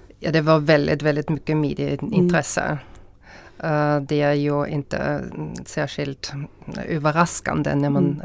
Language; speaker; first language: Swedish; non-native, fluent; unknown